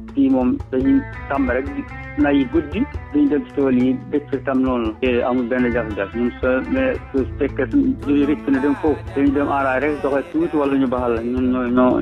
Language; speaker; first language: Wolof; native; Wolof